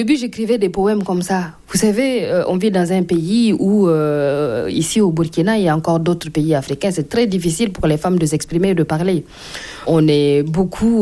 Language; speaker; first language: French; non-native, local second language; Mossi